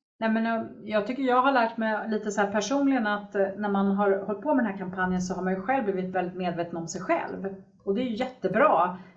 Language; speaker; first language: Swedish; native; Swedish